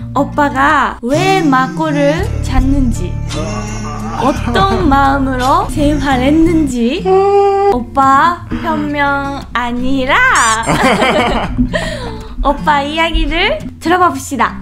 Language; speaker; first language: Korean; non-native, fluent; Japanese